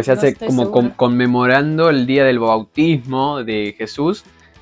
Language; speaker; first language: Spanish; native; Spanish